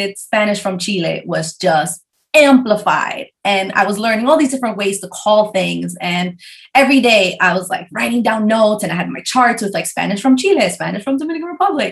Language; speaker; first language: English; early bilingual, other home language; Spanish